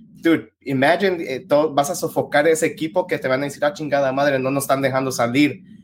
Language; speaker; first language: Spanish; early bilingual, heritage; Spanish